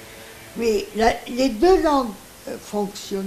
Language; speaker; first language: French; non-native, local second language; Greek